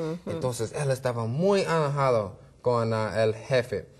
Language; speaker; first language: Spanish; non-native, learner; English